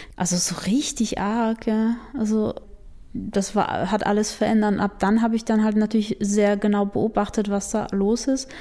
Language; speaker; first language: German; early bilingual, other home language; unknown